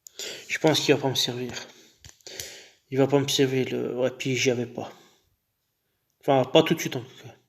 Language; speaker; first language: French; native; French